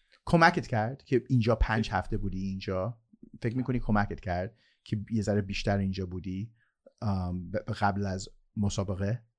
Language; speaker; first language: Persian; early bilingual, heritage; Persian